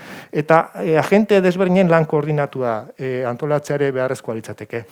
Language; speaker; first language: Basque; native; Basque